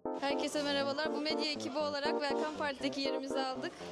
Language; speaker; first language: Turkish; native; Turkish